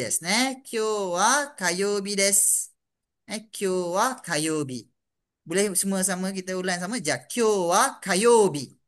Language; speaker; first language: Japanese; non-native, fluent; Malay